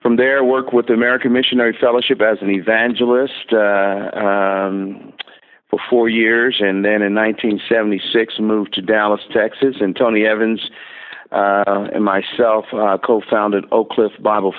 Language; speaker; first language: English; native; English